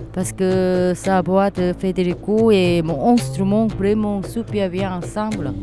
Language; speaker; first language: French; non-native, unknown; Korean